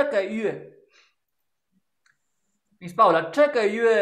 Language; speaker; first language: Chinese; non-native, fluent; Spanish